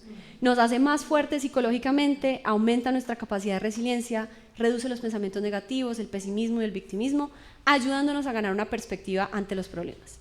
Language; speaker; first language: Spanish; native; Spanish